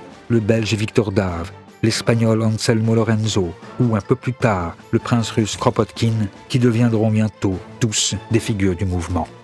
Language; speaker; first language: French; native; French